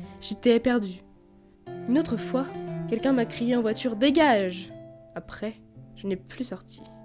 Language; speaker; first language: French; native; French